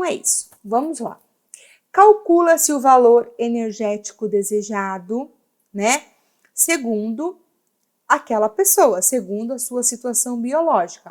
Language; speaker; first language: Portuguese; native; Portuguese